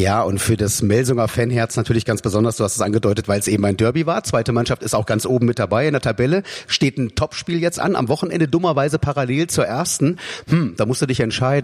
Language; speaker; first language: German; native; German